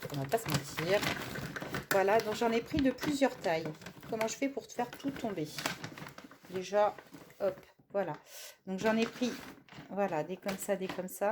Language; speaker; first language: French; native; French